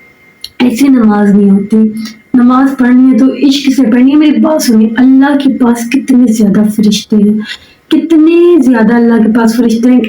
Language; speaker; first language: Urdu; native; Urdu